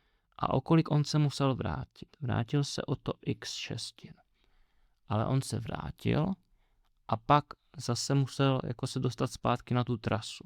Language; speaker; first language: Czech; native; Czech